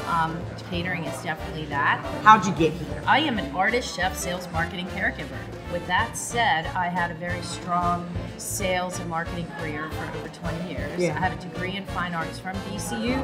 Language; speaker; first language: English; native; English